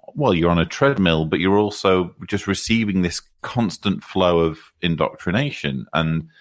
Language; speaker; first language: English; native; English